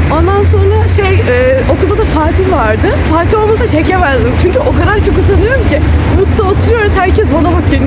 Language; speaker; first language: Turkish; native; Turkish